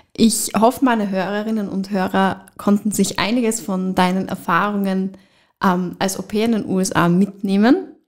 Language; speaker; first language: German; native; German